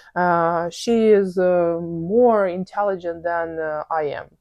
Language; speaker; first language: English; non-native, fluent; Ukrainian